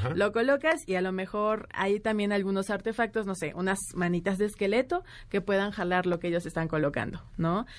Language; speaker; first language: Spanish; native; Spanish